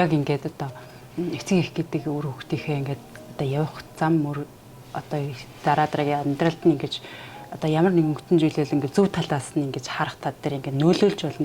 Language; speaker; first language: Mongolian; native; Mongolian